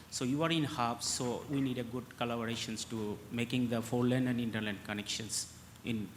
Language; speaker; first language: English; non-native, local second language; Bangla